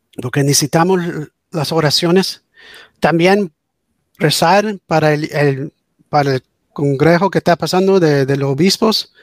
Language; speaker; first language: Spanish; early bilingual, heritage; English